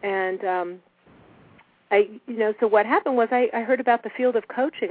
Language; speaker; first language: English; native; English